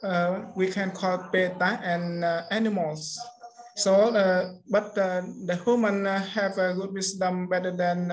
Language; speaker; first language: English; non-native, learner; Khmer